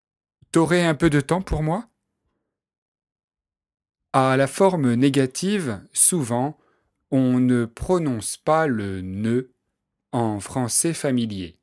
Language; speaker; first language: French; native; French